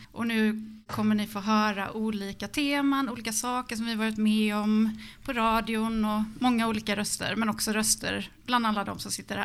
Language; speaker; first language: Swedish; native; Swedish